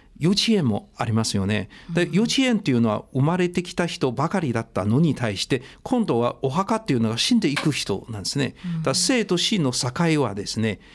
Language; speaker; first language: Japanese; non-native, fluent; Chinese